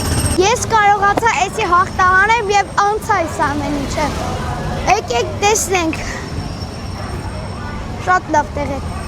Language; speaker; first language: Armenian; early bilingual, heritage; Armenian